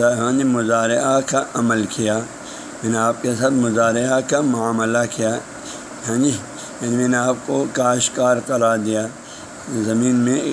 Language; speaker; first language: Urdu; non-native, local second language; Balti